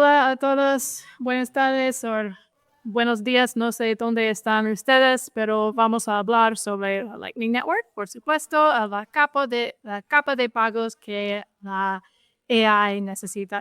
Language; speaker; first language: Spanish; non-native, fluent; English